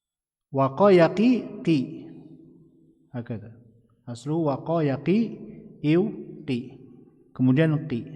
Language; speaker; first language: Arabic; non-native, fluent; Indonesian